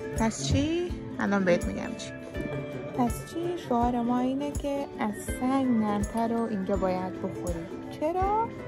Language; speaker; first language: Persian; native; Persian